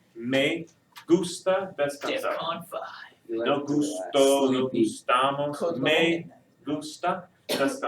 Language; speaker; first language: Spanish; non-native, fluent; English